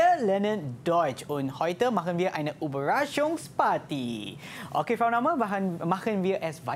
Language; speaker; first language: German; non-native, learner; Malay